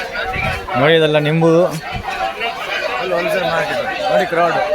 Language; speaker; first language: Kannada; non-native, learner; Hindi